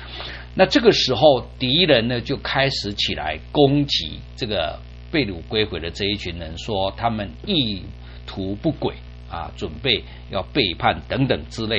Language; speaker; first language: Chinese; native; Chinese